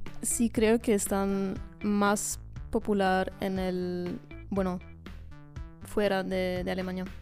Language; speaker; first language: Spanish; non-native, fluent; German